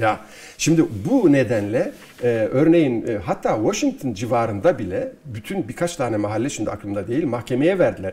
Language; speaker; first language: Turkish; native; Turkish